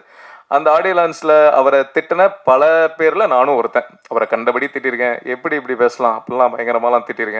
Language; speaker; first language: Tamil; native; Tamil